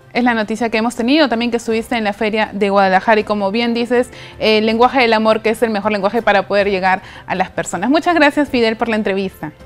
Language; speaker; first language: Spanish; native; Spanish